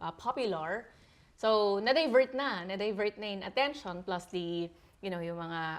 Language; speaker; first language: Filipino; native; Filipino